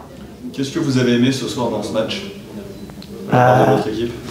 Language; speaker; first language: French; native; French